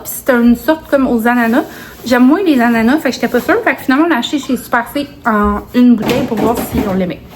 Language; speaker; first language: French; native; French